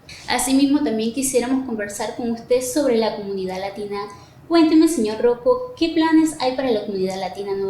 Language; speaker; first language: Spanish; native; Spanish